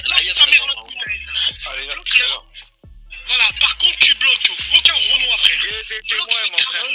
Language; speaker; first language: French; early bilingual, other home language; Arabic